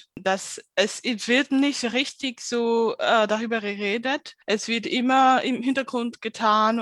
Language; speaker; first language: German; non-native, fluent; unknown